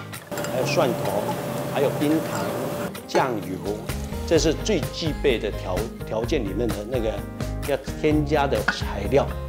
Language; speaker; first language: Chinese; non-native, local second language; Hakka Chinese